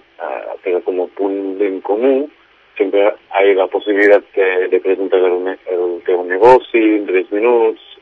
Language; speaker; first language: Catalan; non-native, fluent; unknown